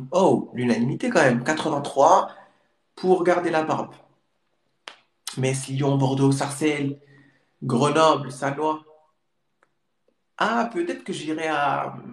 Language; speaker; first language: French; native; French